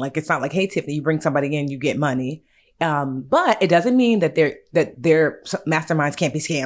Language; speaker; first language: English; native; English